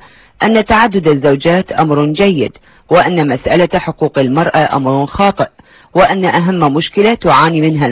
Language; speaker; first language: Arabic; native; Arabic